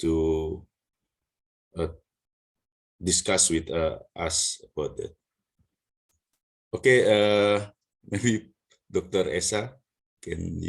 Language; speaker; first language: English; non-native, learner; Indonesian